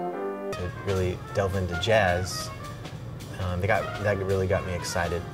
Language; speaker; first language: English; native; English